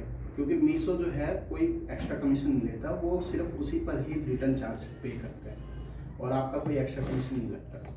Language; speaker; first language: Hindi; native; Hindi